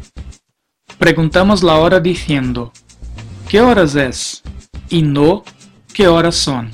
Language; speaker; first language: Spanish; non-native, fluent; Portuguese